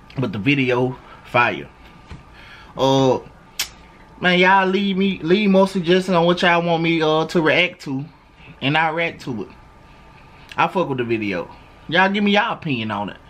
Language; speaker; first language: English; native; English